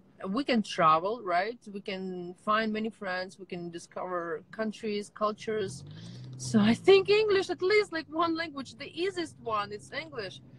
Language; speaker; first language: English; non-native, fluent; Russian